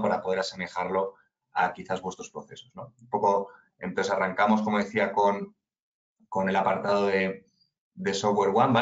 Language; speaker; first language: Spanish; native; Spanish